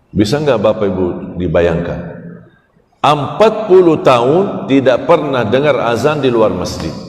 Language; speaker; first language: Malay; non-native, fluent; Arabic